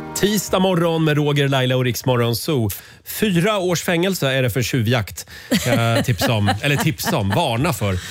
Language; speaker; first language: Swedish; native; Swedish